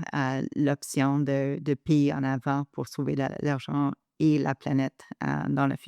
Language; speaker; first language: French; non-native, local second language; English